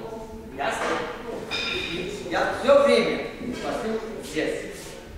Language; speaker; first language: Russian; non-native, learner; Serbian